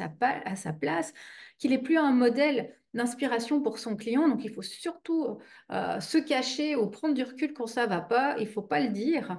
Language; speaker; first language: French; native; French